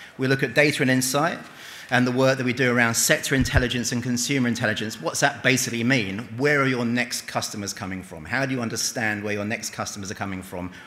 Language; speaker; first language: English; native; English